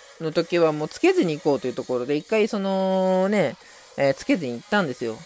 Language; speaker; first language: Japanese; native; Japanese